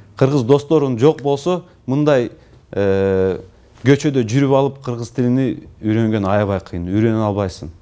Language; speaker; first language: Kyrgyz; non-native, local second language; Turkish